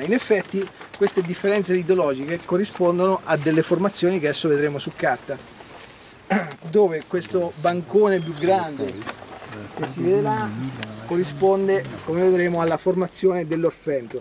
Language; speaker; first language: Italian; native; Italian